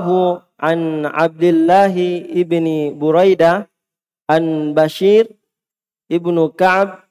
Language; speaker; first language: Arabic; non-native, fluent; Indonesian